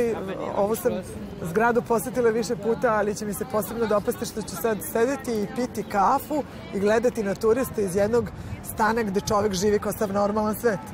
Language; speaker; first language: Serbian; native; Serbian